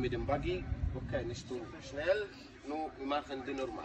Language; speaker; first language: German; non-native, learner; Arabic